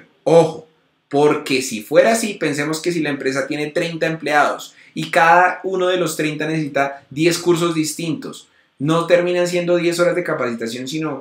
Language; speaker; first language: Spanish; native; Spanish